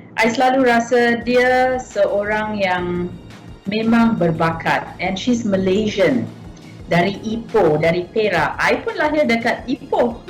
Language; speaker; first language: Malay; non-native, local second language; Tamil